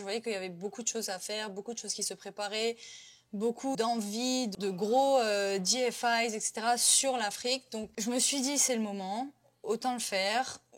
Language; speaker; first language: French; native; French